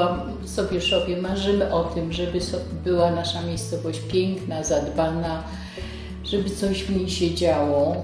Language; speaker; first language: Polish; native; Polish